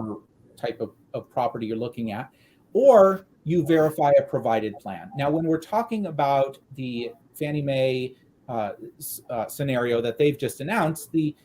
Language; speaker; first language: English; native; English